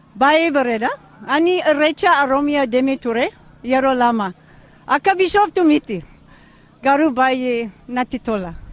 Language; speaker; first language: Oromo; non-native, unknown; English